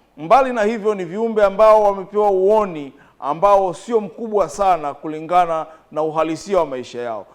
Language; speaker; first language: Swahili; native; Swahili